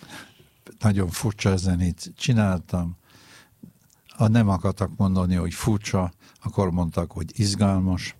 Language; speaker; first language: Hungarian; non-native, fluent; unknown